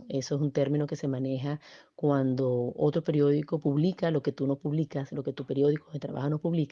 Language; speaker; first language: Spanish; native; Spanish